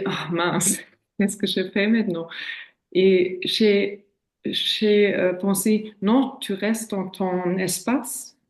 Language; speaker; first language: French; non-native, fluent; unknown